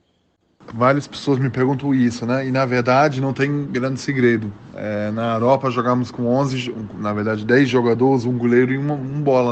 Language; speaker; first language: Portuguese; early bilingual, heritage; German